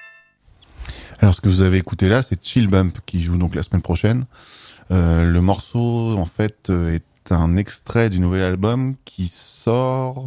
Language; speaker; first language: French; native; French